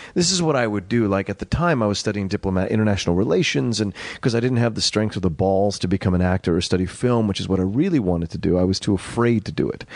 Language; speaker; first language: English; early bilingual, other home language; Spanish